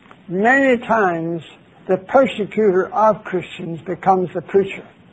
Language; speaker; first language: English; native; English